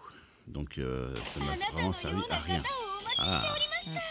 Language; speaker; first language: French; native; French